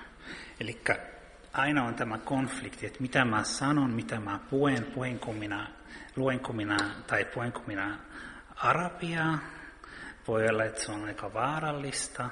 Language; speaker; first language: Finnish; early bilingual, heritage; Finnish